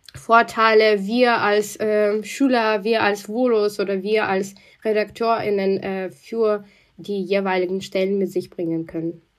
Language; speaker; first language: German; non-native, fluent; Russian